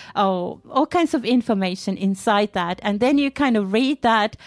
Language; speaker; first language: English; non-native, fluent; Finnish